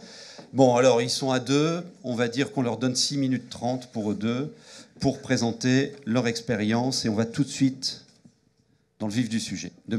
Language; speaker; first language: French; native; French